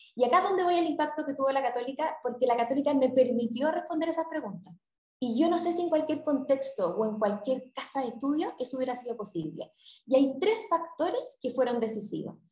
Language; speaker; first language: Spanish; native; Spanish